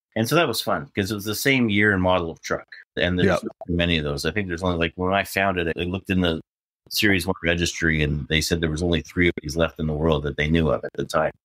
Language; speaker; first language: English; native; English